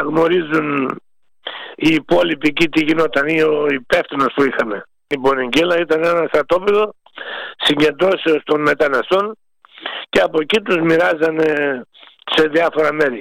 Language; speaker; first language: Greek; native; Greek